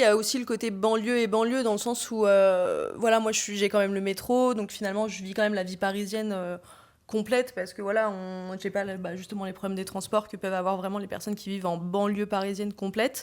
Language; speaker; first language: French; native; French